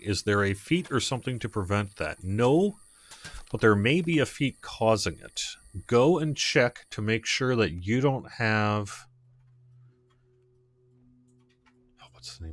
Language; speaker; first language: English; native; English